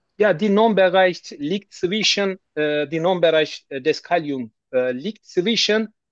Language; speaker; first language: German; non-native, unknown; Turkish